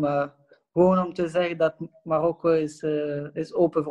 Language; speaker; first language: Dutch; non-native, local second language; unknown